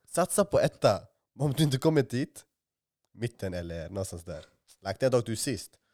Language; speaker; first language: Swedish; early bilingual, other home language; Somali